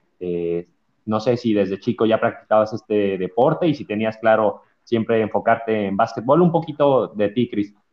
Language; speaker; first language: Spanish; native; Spanish